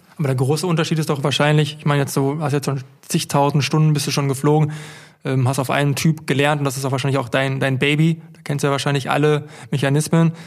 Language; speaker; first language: German; native; German